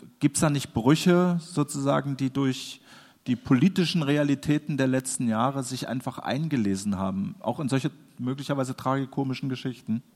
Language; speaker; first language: German; native; German